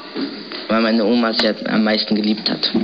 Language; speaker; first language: German; early bilingual, other home language; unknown